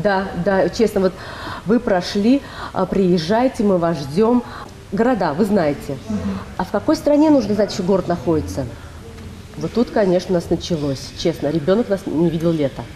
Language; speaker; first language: Russian; native; Russian